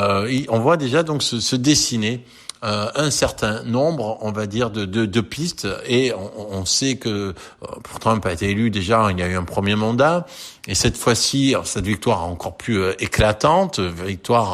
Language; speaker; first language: French; native; French